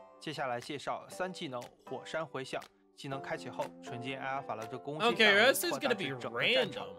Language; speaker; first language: Chinese; native; Chinese